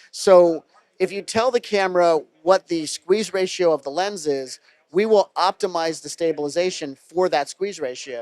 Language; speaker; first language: English; native; English